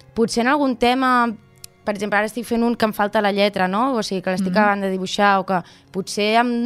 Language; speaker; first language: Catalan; non-native, local second language; Spanish